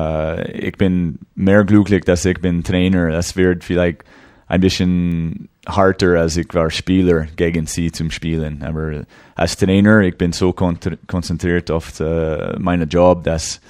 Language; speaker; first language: German; early bilingual, heritage; English